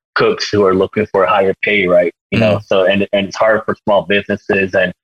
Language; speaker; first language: English; native; English